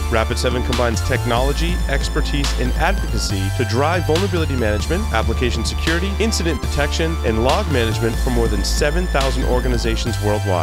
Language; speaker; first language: English; native; English